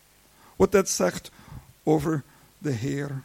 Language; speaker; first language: Dutch; non-native, learner; English